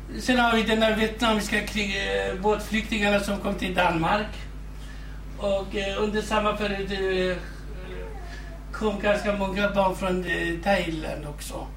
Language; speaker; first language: Swedish; non-native, fluent; Kurdish